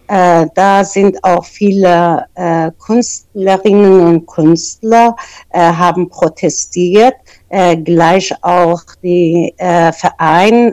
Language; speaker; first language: German; non-native, fluent; Persian